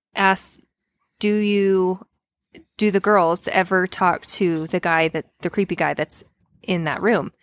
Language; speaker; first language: English; native; English